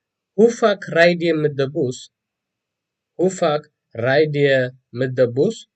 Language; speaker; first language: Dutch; non-native, fluent; Tigrinya